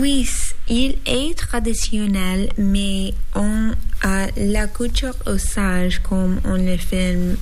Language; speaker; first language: French; non-native, learner; English